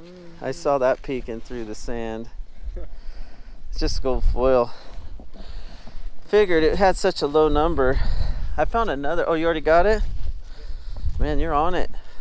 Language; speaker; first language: English; native; English